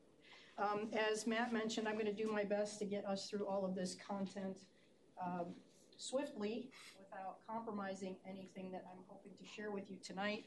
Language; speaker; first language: English; native; English